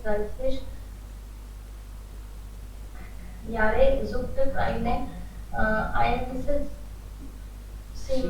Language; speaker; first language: German; non-native, learner; Hindi